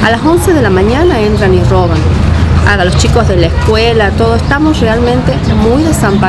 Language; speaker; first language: Spanish; native; Spanish